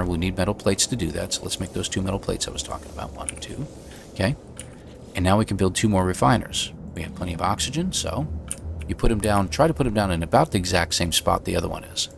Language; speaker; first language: English; native; English